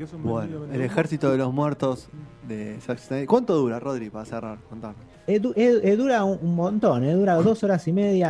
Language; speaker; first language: Spanish; native; Spanish